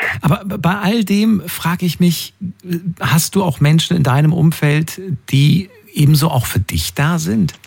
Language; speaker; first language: German; native; German